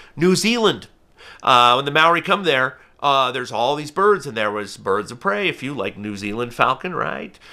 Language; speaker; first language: English; native; English